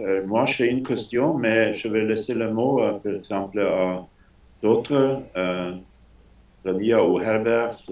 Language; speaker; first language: French; non-native, fluent; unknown